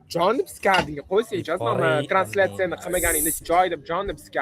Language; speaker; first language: Uzbek; non-native, local second language; Kara-Kalpak